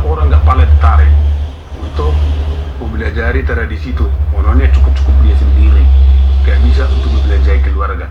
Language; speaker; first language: Indonesian; non-native, local second language; Batak Toba